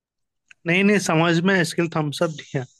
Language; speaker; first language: Urdu; native; Urdu